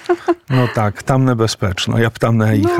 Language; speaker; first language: Ukrainian; non-native, fluent; Polish